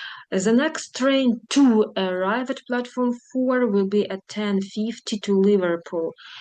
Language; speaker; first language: English; non-native, fluent; Ukrainian